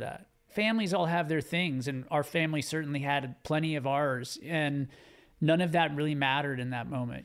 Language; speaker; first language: English; native; English